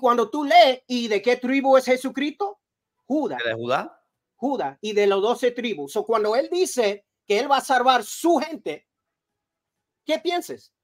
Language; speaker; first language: Spanish; early bilingual, heritage; Spanish